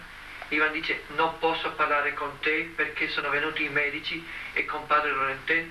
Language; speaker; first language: Italian; non-native, learner; Croatian